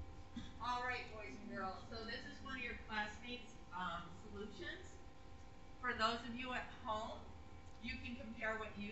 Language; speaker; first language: English; native; English